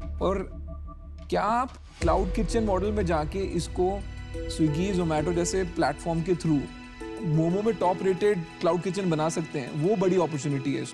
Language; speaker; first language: Hindi; native; Hindi